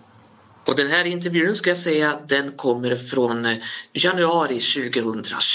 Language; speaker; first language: Swedish; native; Swedish